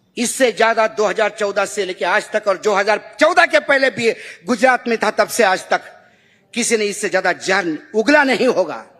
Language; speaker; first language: Hindi; non-native, local second language; Marathi